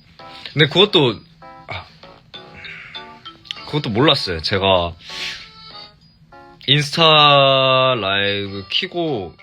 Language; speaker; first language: Korean; early bilingual, heritage; English